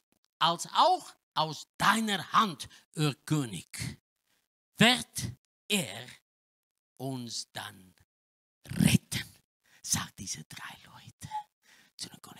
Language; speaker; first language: German; non-native, learner; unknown